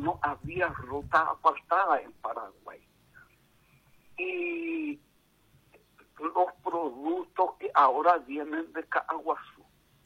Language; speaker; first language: Spanish; native; Spanish